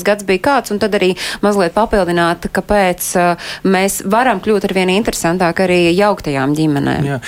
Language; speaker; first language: Latvian; native; Latvian